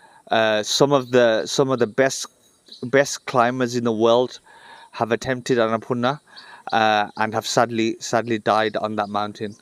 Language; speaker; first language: English; early bilingual, other home language; Bangla